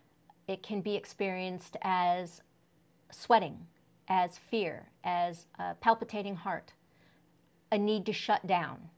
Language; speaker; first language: English; native; English